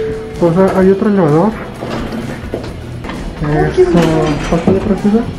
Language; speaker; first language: Spanish; native; Spanish